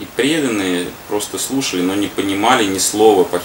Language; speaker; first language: Russian; native; Russian